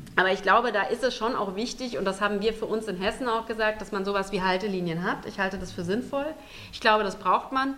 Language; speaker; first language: German; native; German